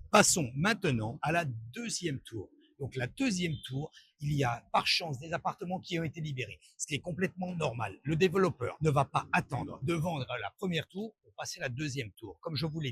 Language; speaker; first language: French; native; French